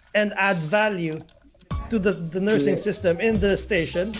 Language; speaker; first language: English; non-native, local second language; Cebuano